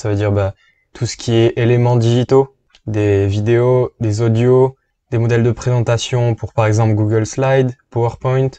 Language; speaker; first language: French; native; French